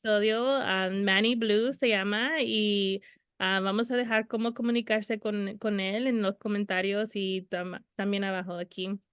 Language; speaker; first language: Spanish; early bilingual, heritage; Spanish